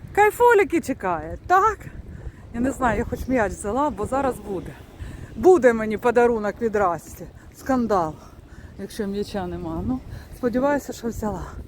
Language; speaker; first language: Ukrainian; non-native, local second language; Russian